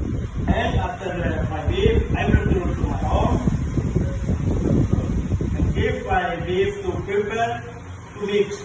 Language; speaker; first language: English; non-native, learner; Tetum